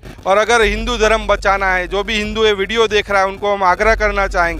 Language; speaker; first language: Hindi; native; Hindi